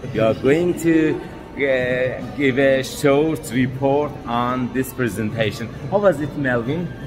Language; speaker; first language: English; non-native, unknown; Persian